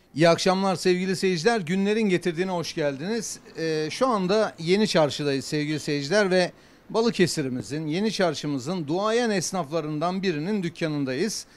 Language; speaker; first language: Turkish; native; Turkish